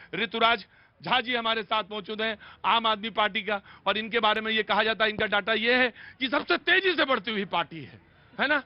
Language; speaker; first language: Hindi; native; Hindi